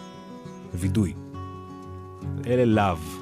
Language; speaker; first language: Hebrew; native; Hebrew